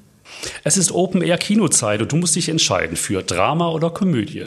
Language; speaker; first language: German; native; German